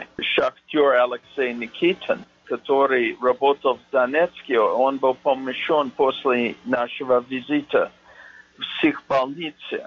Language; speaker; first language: Russian; non-native, fluent; English